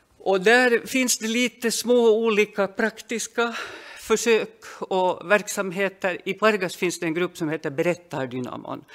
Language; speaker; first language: Swedish; native; Swedish